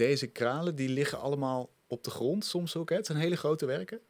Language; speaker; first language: Dutch; native; Dutch